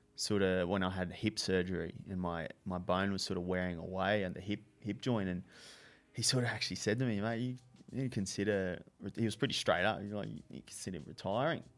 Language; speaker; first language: English; native; English